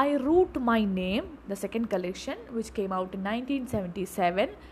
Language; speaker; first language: English; non-native, local second language; Malayalam